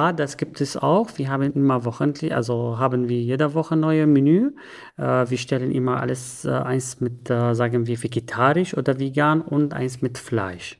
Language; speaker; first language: German; non-native, learner; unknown